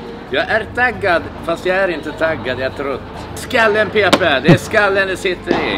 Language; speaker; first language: Swedish; native; Swedish